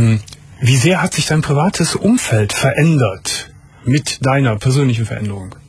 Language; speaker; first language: German; native; German